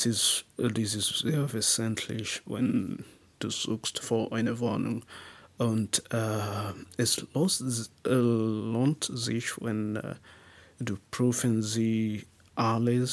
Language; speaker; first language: German; non-native, learner; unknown